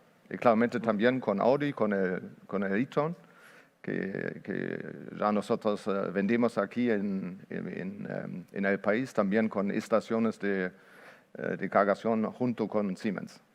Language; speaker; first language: Spanish; non-native, fluent; Portuguese